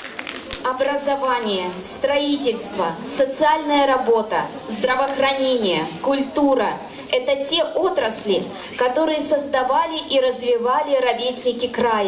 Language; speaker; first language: Russian; native; Russian